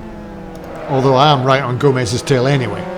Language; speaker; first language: English; native; English